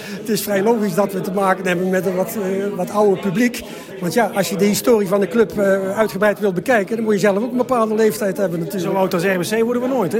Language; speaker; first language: Dutch; native; Dutch